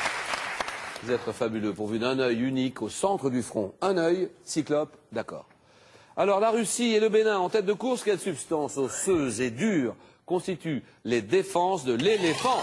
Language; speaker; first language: French; native; French